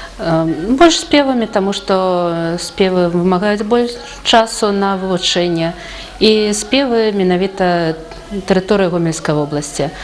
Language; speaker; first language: Belarusian; non-native, local second language; Russian